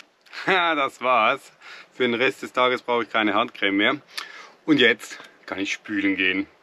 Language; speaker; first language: German; native; German